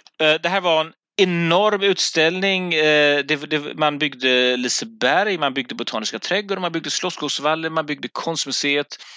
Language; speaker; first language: Swedish; native; Swedish